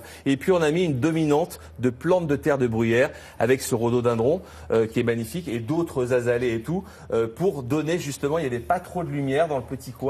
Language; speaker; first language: French; native; French